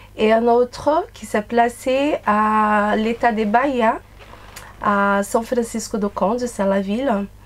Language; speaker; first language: French; non-native, fluent; Portuguese